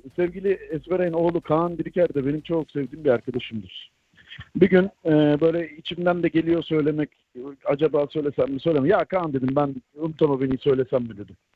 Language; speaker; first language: Turkish; native; Turkish